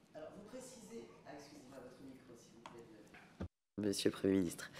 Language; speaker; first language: French; native; French